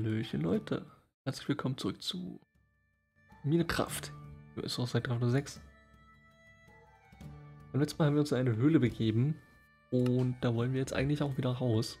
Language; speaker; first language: German; native; German